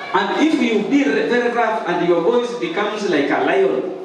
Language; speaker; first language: English; non-native, local second language; Swahili